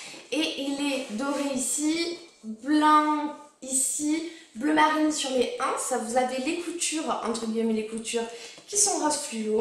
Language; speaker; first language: French; native; French